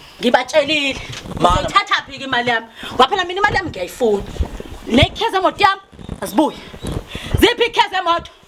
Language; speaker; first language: Zulu; native; Zulu